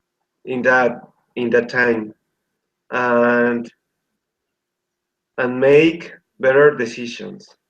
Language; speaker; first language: English; non-native, learner; Spanish